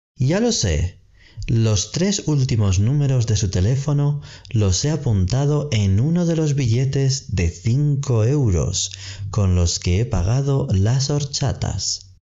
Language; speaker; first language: Spanish; native; Spanish